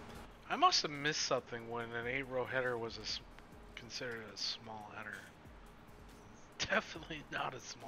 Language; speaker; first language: English; native; English